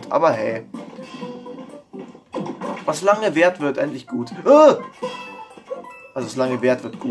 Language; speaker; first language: German; native; German